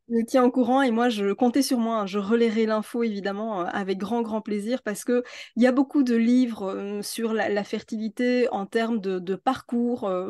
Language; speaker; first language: French; native; French